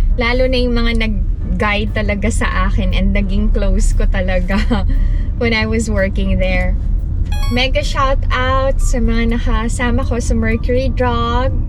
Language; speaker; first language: Filipino; native; Filipino